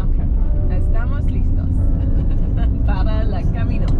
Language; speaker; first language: Spanish; non-native, learner; English